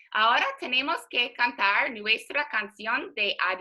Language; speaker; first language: Spanish; non-native, fluent; English